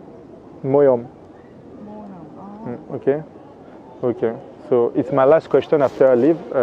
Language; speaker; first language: English; non-native, fluent; French